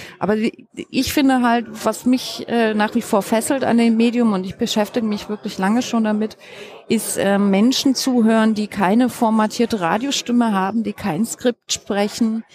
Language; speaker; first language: German; native; German